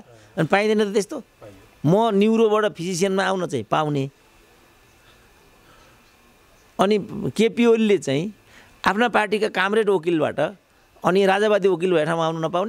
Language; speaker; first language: Nepali; native; Nepali